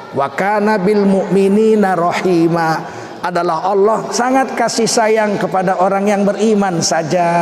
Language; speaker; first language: Indonesian; native; Indonesian